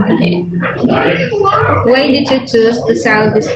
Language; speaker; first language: English; non-native, learner; Indonesian